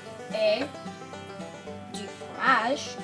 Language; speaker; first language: French; non-native, learner; English